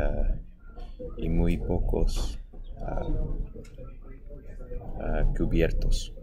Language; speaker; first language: Spanish; non-native, learner; English